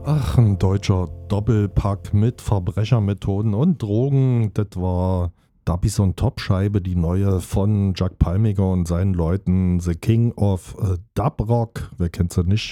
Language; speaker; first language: German; native; German